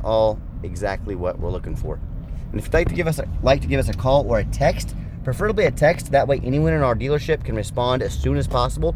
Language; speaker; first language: English; native; English